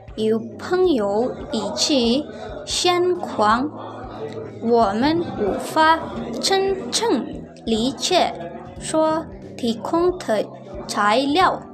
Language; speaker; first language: Chinese; non-native, learner; Indonesian